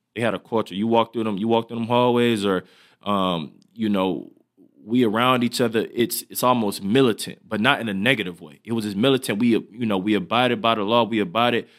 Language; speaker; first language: English; native; English